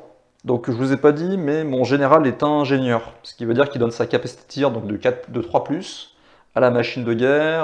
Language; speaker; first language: French; native; French